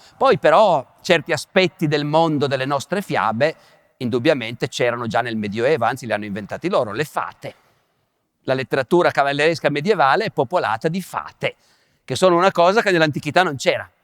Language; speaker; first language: Italian; native; Italian